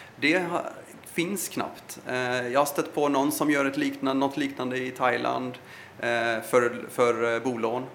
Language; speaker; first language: Swedish; early bilingual, other home language; Persian